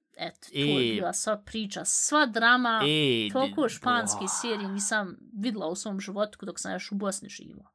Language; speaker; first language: Bosnian; early bilingual, heritage; Bosnian